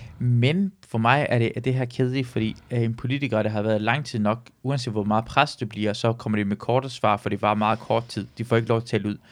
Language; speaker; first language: Danish; early bilingual, other home language; Persian